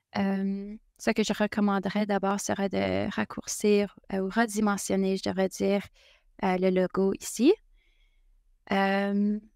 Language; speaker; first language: French; native; French